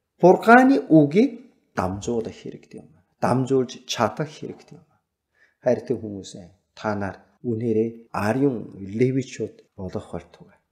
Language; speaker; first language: Mongolian; native; Mongolian